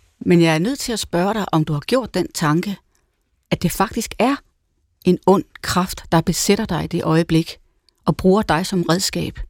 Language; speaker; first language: Danish; native; Danish